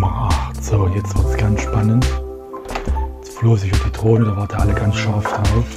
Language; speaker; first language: German; native; German